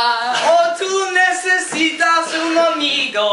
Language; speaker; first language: Spanish; non-native, learner; English